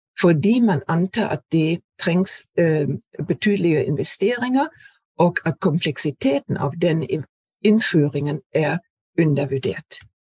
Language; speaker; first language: Norwegian; non-native, fluent; German